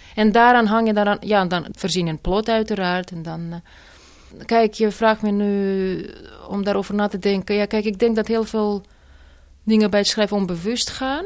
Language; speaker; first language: Dutch; non-native, fluent; Russian